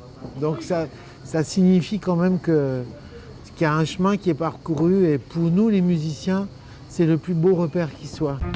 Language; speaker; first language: French; native; French